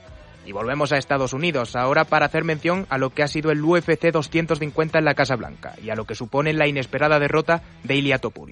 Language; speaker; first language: Spanish; native; Spanish